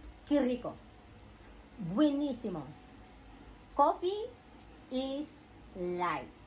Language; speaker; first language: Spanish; non-native, learner; Filipino